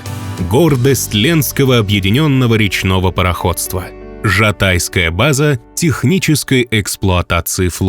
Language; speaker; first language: Russian; native; Russian